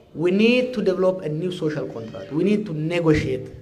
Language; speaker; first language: English; non-native, local second language; Amharic